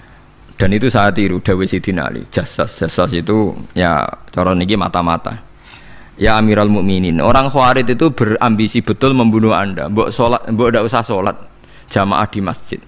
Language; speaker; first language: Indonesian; non-native, local second language; Javanese